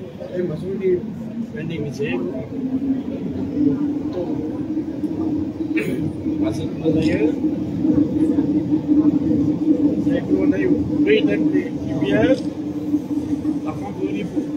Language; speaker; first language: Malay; non-native, local second language; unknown